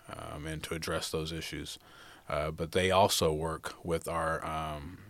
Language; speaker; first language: English; native; English